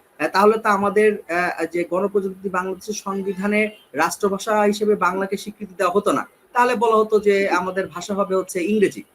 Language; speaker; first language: Bangla; native; Bangla